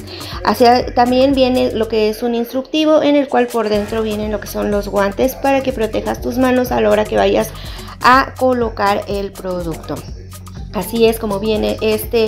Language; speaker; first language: Spanish; native; Spanish